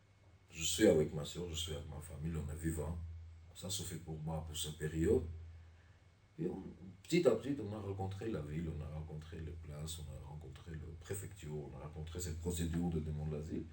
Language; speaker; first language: French; non-native, learner; Armenian